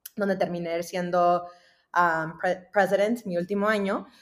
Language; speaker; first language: Spanish; early bilingual, heritage; Spanish